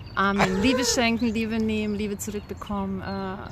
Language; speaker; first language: German; early bilingual, other home language; Bosnian